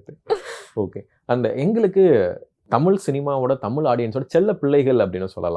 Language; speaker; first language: Tamil; native; Tamil